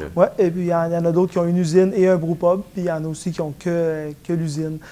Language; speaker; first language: French; native; French